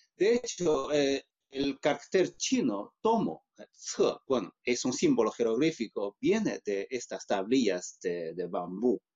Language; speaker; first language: Spanish; non-native, fluent; Chinese